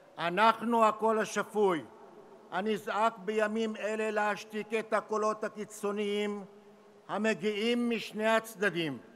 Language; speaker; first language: Hebrew; non-native, local second language; Arabic